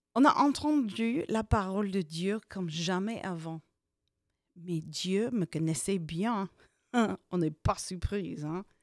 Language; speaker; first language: French; non-native, fluent; English